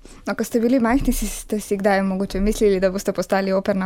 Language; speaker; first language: Slovenian; native; Slovenian